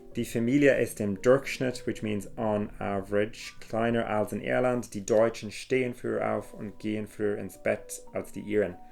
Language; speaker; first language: German; non-native, fluent; English